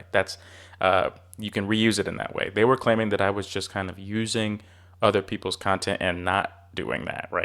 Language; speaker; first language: English; native; English